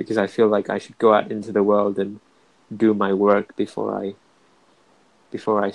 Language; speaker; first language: English; native; English